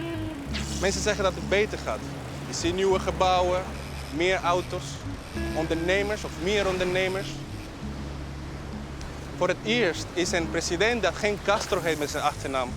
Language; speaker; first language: Dutch; non-native, fluent; Spanish